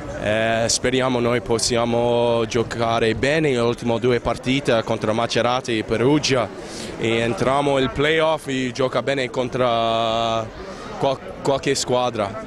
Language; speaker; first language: Italian; non-native, learner; Spanish